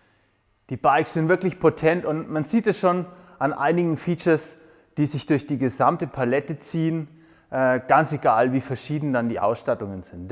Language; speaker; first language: German; native; German